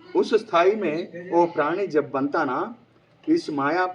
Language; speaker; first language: Hindi; non-native, local second language; Telugu